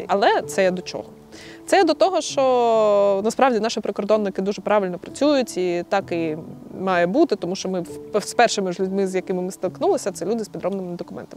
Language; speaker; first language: Ukrainian; native; Ukrainian